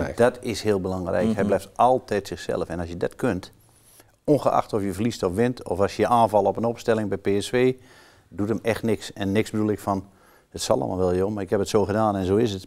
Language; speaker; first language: Dutch; native; Dutch